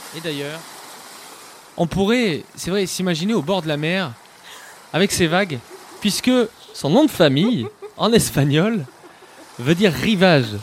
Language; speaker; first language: French; native; French